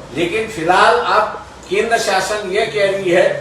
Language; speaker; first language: Hindi; non-native, local second language; Marathi